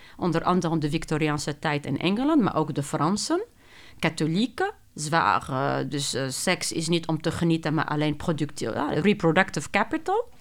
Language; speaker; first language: Dutch; non-native, fluent; Arabic